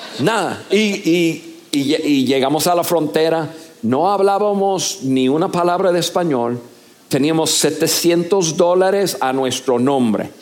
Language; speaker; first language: Spanish; non-native, fluent; English